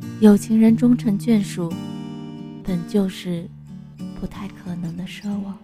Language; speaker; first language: Chinese; native; Chinese